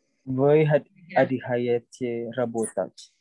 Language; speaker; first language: Russian; non-native, learner; Indonesian